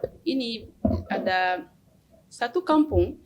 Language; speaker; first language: Indonesian; non-native, learner; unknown